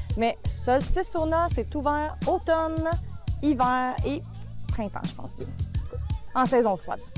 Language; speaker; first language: French; native; French